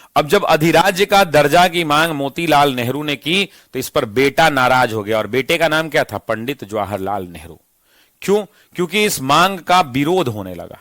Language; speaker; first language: Hindi; native; Hindi